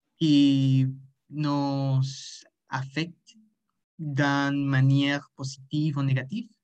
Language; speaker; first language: French; non-native, learner; Spanish